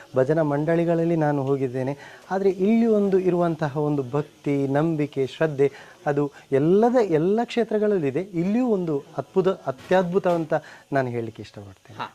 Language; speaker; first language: Kannada; native; Kannada